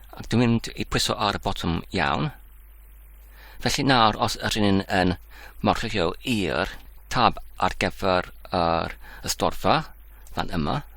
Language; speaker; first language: Welsh; non-native, learner; Dutch